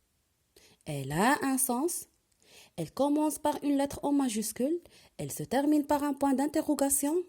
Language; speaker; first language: French; non-native, local second language; Arabic